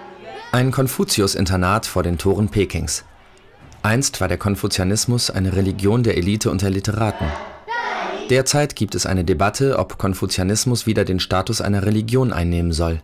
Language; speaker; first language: German; native; German